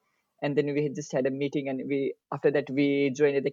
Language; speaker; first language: English; non-native, local second language; Nepali